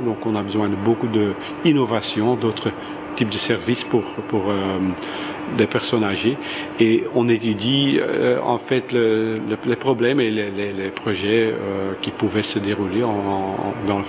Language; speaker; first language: French; non-native, local second language; Dutch